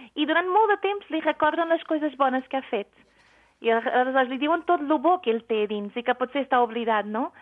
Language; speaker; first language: Catalan; non-native, fluent; Portuguese